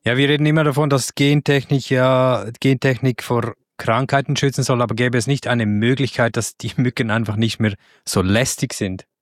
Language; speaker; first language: German; native; German